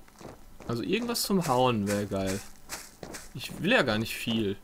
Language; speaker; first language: German; native; German